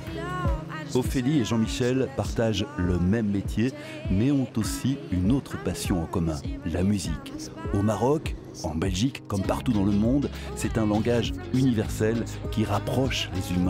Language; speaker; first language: French; native; French